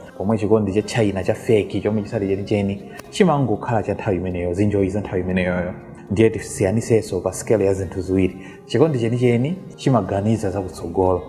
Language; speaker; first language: Nyanja; native; Nyanja